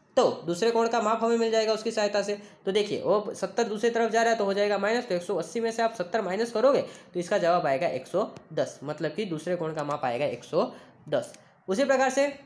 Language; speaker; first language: Hindi; non-native, local second language; Gujarati